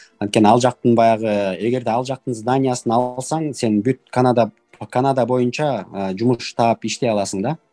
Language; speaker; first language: Kyrgyz; native; Kyrgyz